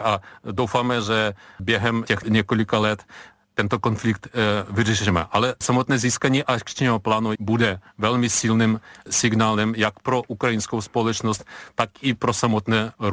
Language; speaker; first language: Czech; non-native, fluent; Ukrainian